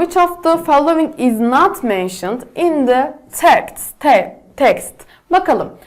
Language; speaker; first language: English; non-native, fluent; Turkish